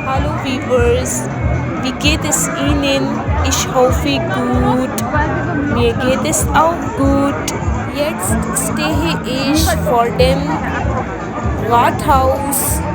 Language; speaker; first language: German; non-native, learner; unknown